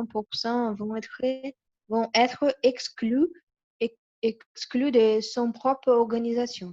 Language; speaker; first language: French; non-native, learner; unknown